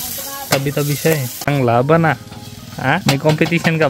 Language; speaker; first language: Filipino; non-native, learner; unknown